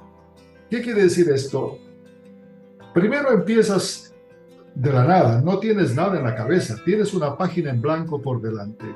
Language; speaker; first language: Spanish; native; Spanish